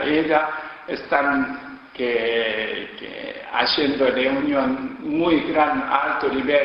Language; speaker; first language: Spanish; non-native, learner; Korean